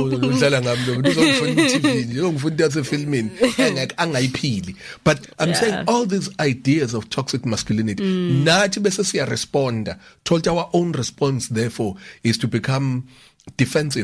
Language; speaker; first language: English; non-native, local second language; Zulu